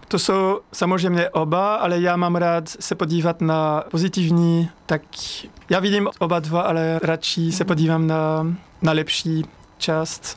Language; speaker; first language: Czech; non-native, fluent; French